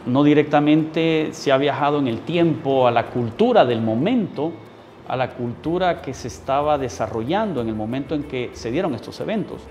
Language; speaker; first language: Spanish; native; Spanish